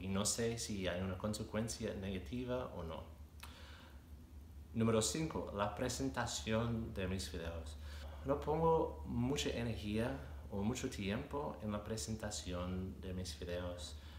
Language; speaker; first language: Spanish; non-native, fluent; English